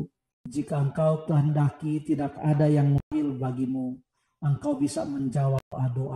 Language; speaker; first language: Indonesian; native; Indonesian